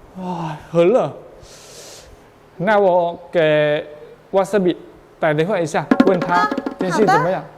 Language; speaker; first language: Chinese; non-native, learner; Thai